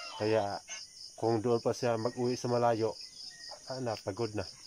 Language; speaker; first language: Filipino; non-native, local second language; Hiligaynon